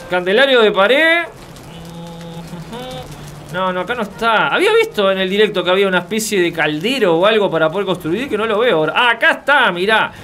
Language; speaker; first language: Spanish; native; Spanish